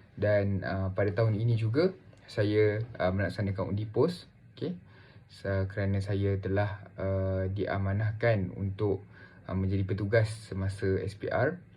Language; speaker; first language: Malay; native; Malay